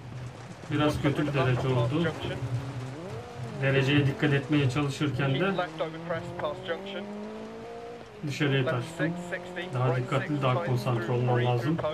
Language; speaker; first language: Turkish; native; Turkish